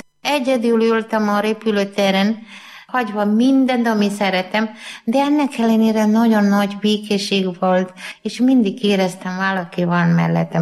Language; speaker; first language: Hungarian; non-native, learner; Malayalam